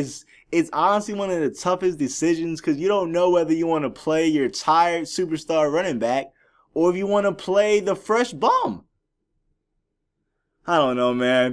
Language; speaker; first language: English; native; English